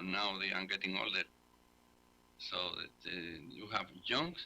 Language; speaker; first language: English; non-native, learner; Spanish